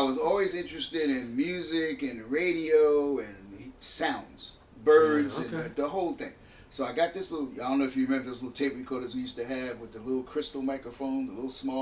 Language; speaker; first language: English; native; English